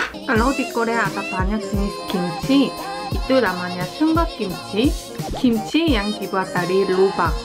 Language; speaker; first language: Indonesian; non-native, fluent; Korean